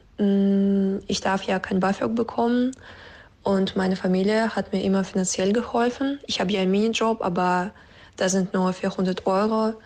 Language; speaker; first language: German; non-native, fluent; Russian